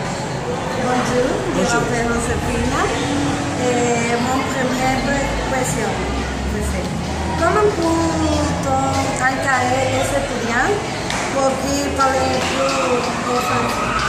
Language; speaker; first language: French; non-native, learner; Spanish